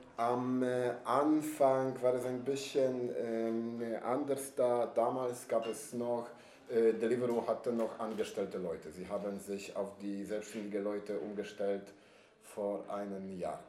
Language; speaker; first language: German; non-native, learner; Polish